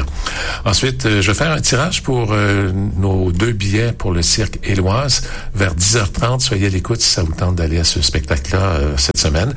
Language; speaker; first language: French; native; French